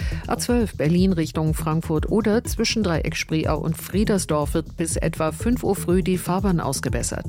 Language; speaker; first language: German; native; German